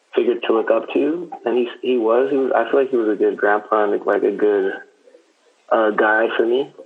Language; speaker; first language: English; native; English